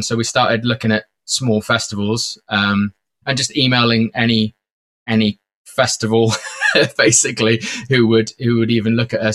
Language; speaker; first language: English; native; English